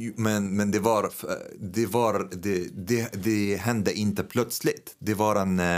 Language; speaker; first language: Swedish; non-native, fluent; Arabic